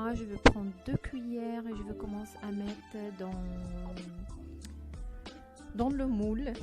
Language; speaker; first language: French; non-native, fluent; Arabic